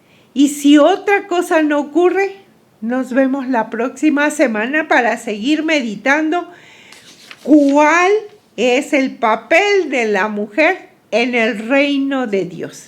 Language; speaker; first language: Spanish; native; Spanish